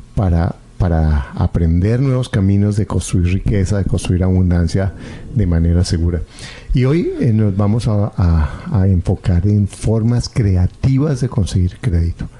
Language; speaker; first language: Spanish; native; Spanish